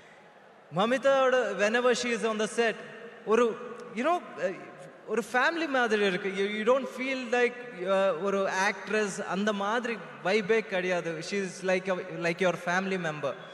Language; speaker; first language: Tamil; non-native, learner; Telugu